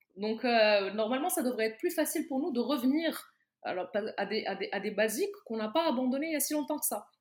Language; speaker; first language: French; non-native, local second language; Arabic